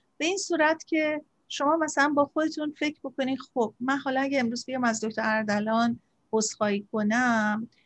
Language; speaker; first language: Persian; native; Persian